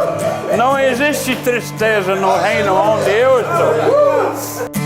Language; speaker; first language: Portuguese; non-native, fluent; English